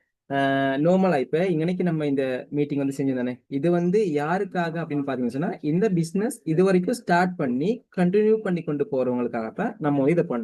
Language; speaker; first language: Tamil; native; Tamil